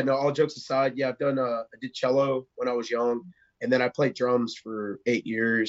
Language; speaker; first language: English; native; English